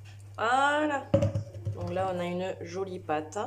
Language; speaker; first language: French; native; French